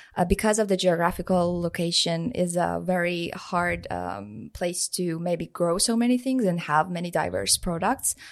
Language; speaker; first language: English; non-native, fluent; Persian